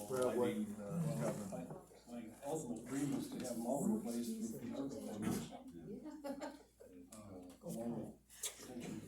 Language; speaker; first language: English; native; English